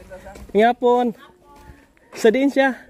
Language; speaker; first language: Filipino; native; Filipino